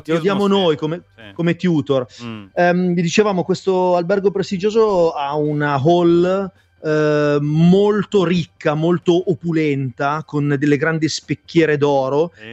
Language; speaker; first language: Italian; native; Italian